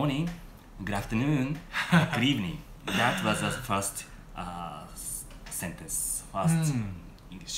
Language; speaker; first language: English; non-native, learner; Japanese